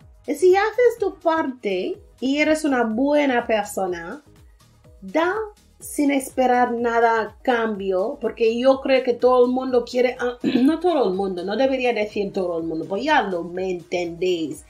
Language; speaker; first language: Spanish; non-native, fluent; English